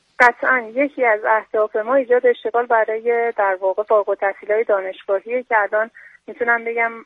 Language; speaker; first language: Persian; native; Persian